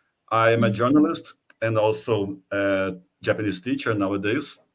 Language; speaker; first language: English; non-native, fluent; Portuguese